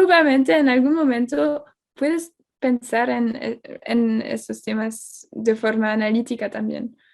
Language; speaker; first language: Spanish; non-native, fluent; French